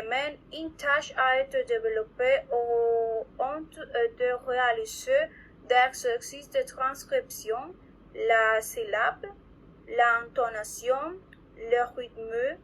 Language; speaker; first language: French; non-native, learner; Spanish